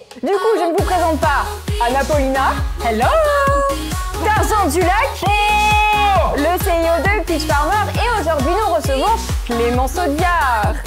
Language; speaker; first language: French; native; French